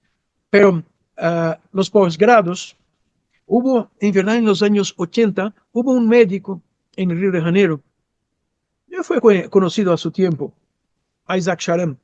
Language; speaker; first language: Spanish; non-native, fluent; Portuguese